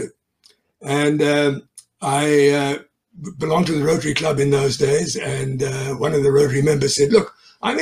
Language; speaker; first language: English; native; English